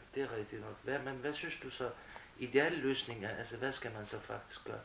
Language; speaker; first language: Danish; non-native, fluent; Kurdish